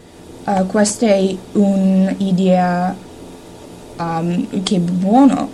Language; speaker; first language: Italian; non-native, learner; English